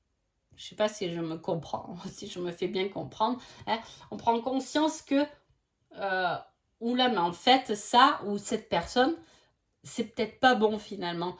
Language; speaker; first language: French; native; French